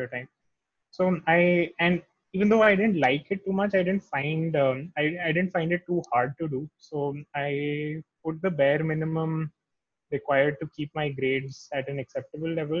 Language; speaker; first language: English; non-native, local second language; Hindi